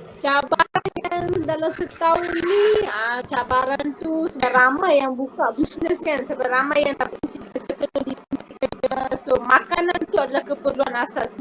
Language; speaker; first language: Malay; non-native, local second language; Tamil